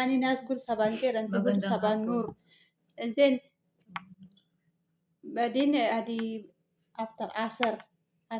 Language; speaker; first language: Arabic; non-native, learner; Oromo